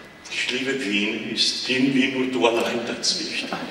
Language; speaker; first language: German; non-native, learner; Spanish